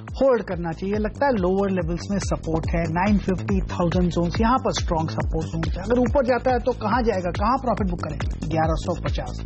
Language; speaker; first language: Hindi; non-native, local second language; Gujarati